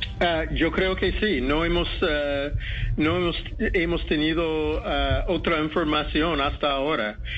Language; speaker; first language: Spanish; non-native, fluent; English